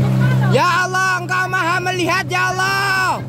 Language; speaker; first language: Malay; non-native, local second language; Javanese